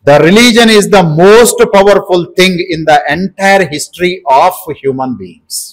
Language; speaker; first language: English; non-native, local second language; Telugu